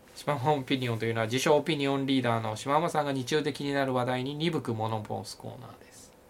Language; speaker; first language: Japanese; native; Japanese